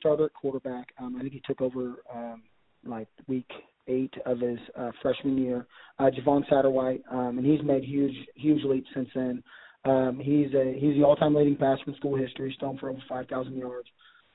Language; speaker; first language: English; native; English